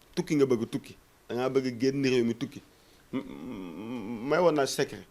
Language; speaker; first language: Wolof; non-native, local second language; Fula